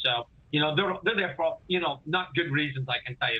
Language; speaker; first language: English; native; English